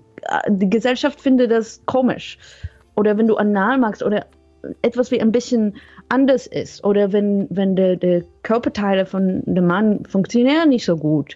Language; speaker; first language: German; non-native, fluent; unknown